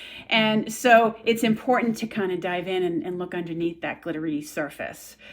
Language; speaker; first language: English; native; English